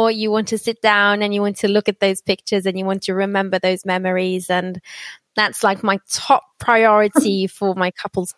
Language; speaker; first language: English; native; English